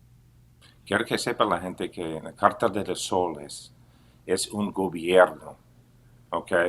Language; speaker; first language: Spanish; non-native, fluent; English